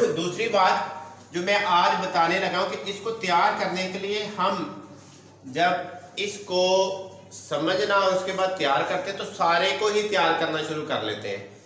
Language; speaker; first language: Urdu; non-native, local second language; Punjabi